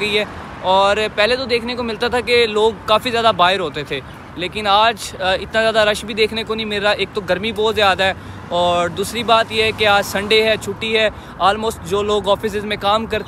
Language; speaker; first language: Urdu; non-native, local second language; Punjabi